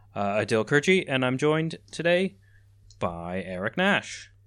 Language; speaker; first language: English; native; English